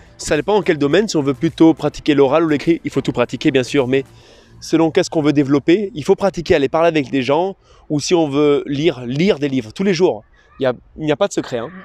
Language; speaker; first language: French; native; French